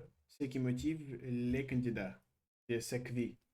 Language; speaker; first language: French; non-native, learner; Russian